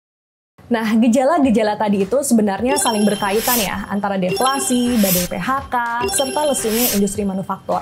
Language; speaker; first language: Indonesian; native; Indonesian